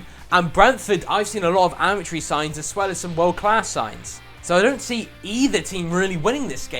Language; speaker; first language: English; native; English